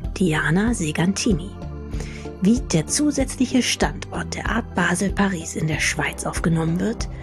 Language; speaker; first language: German; native; German